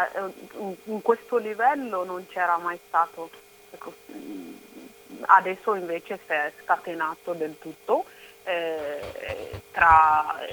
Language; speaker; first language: Italian; non-native, fluent; Oromo